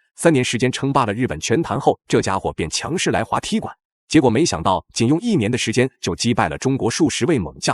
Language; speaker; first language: Chinese; native; Chinese